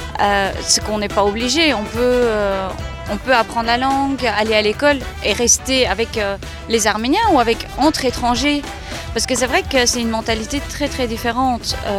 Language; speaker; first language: French; early bilingual, other home language; Armenian